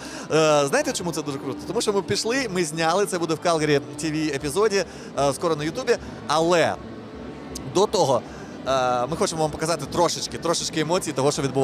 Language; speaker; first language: Ukrainian; native; Ukrainian